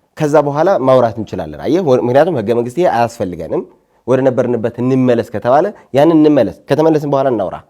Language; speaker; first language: Amharic; non-native, local second language; Tigrinya